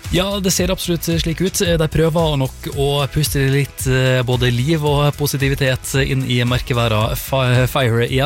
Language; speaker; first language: Norwegian; native; Norwegian